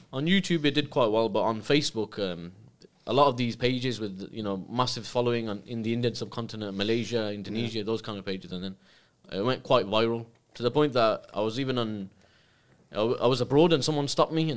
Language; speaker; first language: English; native; English